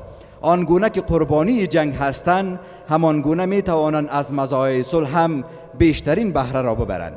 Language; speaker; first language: Persian; native; Persian